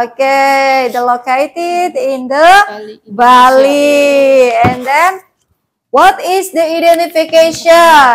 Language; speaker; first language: English; non-native, learner; Indonesian